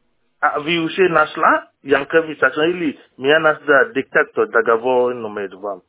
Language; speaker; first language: Russian; non-native, learner; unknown